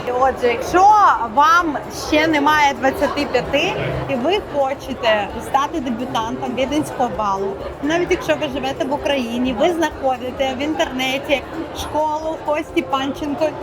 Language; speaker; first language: Ukrainian; native; Ukrainian